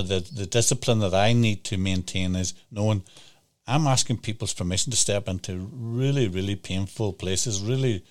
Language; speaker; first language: English; native; English